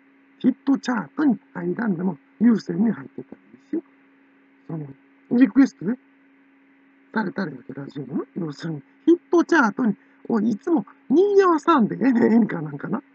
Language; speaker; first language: Japanese; native; Japanese